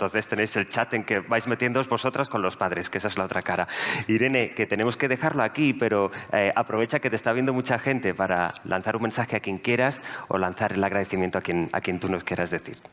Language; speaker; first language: Spanish; native; Spanish